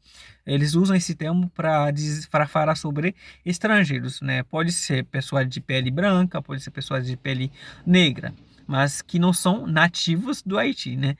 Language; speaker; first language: Portuguese; non-native, fluent; Haitian Creole